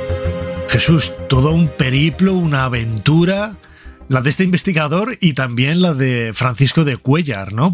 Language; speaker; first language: Spanish; native; Spanish